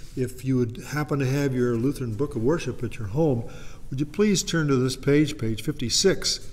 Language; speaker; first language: English; native; English